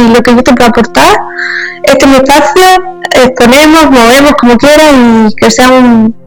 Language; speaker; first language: Spanish; native; Spanish